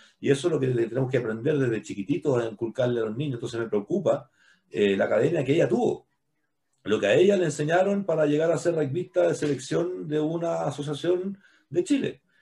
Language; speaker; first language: Spanish; native; Spanish